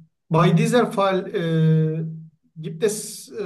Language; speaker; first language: German; non-native, learner; Turkish